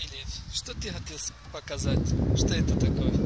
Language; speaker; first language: Russian; non-native, learner; Turkish